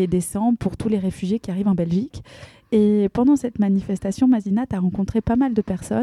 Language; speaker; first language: French; native; French